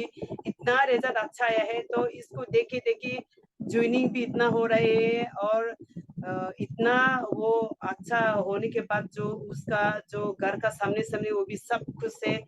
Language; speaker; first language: Hindi; non-native, local second language; Garo